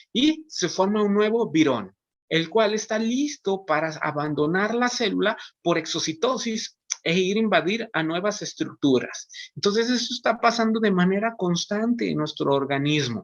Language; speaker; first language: Spanish; native; Spanish